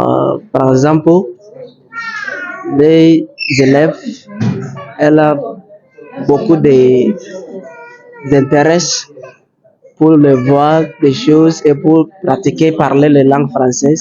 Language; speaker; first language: French; non-native, learner; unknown